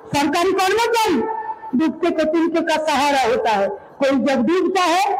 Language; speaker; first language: Hindi; non-native, local second language; Bangla